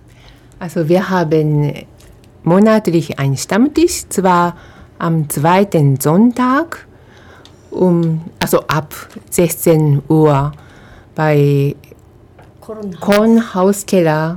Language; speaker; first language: German; non-native, fluent; Japanese